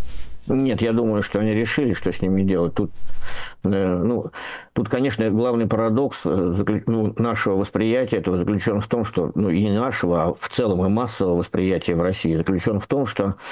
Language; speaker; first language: Russian; native; Russian